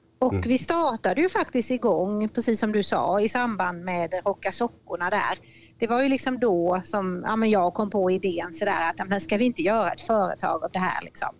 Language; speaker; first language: Swedish; native; Swedish